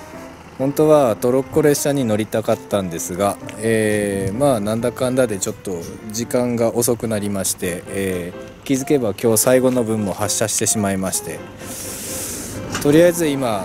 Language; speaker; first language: Japanese; native; Japanese